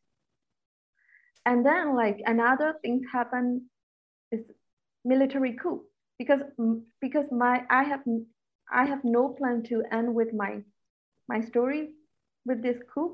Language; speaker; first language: English; non-native, fluent; Burmese